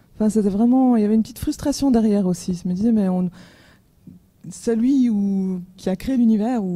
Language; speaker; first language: French; native; French